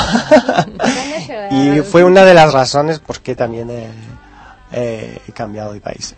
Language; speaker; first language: Spanish; early bilingual, heritage; Spanish